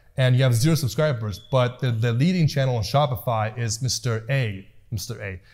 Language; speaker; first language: English; early bilingual, other home language; Persian